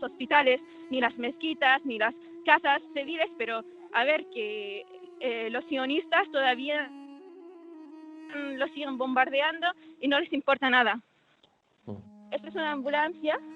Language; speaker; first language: Spanish; non-native, fluent; Arabic